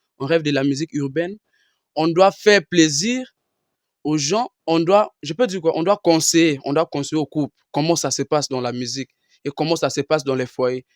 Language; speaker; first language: French; non-native, local second language; Lingala